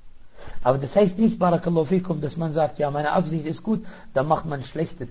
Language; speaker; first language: German; non-native, fluent; Arabic